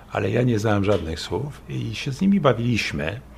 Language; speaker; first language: Polish; early bilingual, other home language; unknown